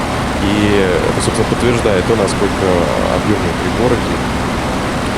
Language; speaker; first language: Russian; native; Russian